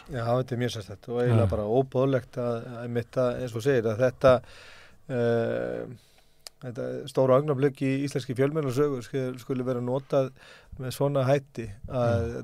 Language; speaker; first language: Icelandic; native; Icelandic